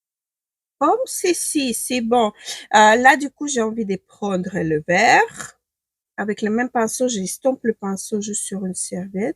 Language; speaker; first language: French; non-native, fluent; Ukrainian